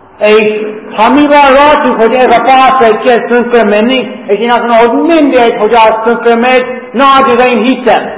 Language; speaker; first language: Hungarian; non-native, learner; English